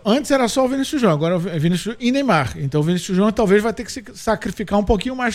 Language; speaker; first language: Portuguese; native; Portuguese